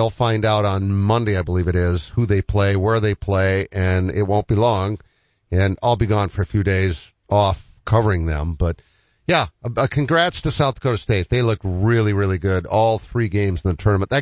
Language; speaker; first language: English; native; English